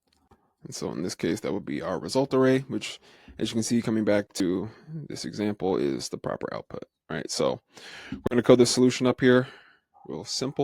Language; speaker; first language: English; native; English